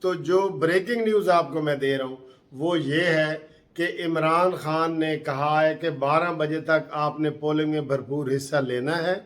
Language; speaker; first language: Urdu; native; Urdu